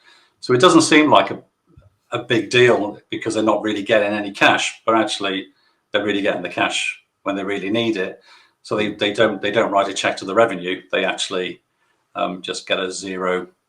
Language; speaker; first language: English; native; English